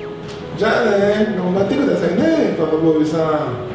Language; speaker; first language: Japanese; non-native, learner; French